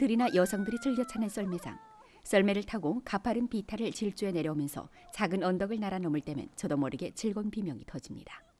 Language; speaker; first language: Korean; native; Korean